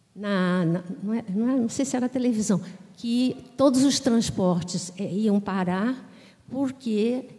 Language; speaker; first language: Portuguese; native; Portuguese